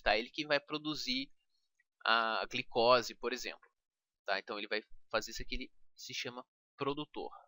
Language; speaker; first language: Portuguese; native; Portuguese